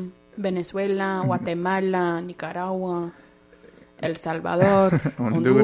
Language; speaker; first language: Spanish; non-native, fluent; English